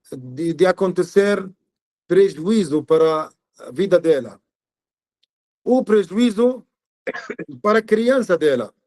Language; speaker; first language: Portuguese; non-native, fluent; Arabic